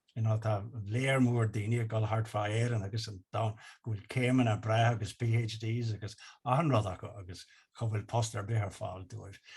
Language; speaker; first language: Irish; non-native, local second language; English